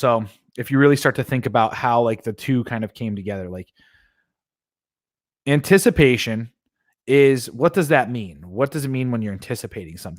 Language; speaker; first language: English; native; English